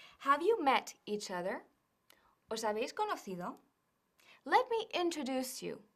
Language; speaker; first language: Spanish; native; Spanish